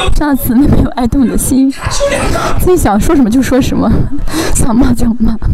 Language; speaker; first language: Chinese; non-native, fluent; Korean